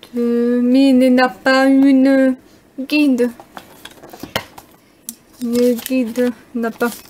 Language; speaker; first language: French; non-native, learner; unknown